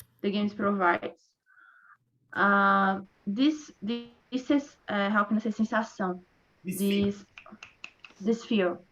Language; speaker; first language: English; non-native, learner; Portuguese